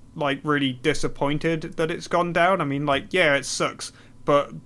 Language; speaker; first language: English; native; English